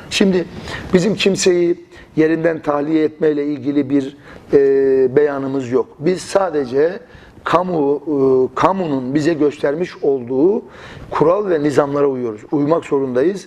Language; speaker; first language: Turkish; native; Turkish